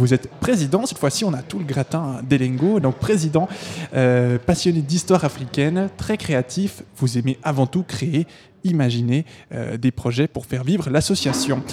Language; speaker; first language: French; native; French